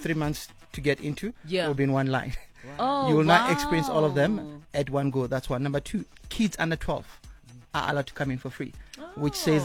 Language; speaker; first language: English; non-native, local second language; Tsonga